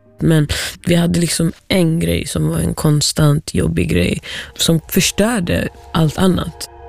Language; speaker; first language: Swedish; early bilingual, other home language; Somali